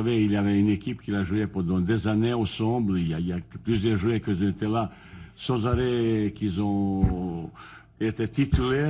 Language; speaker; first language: French; non-native, learner; Bosnian